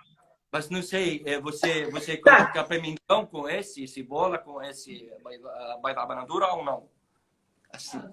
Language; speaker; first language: Portuguese; non-native, learner; Arabic